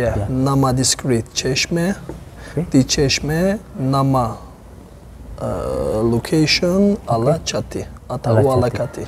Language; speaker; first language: Indonesian; non-native, learner; Turkish